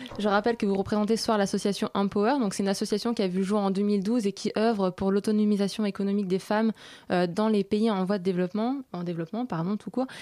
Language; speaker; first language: French; native; French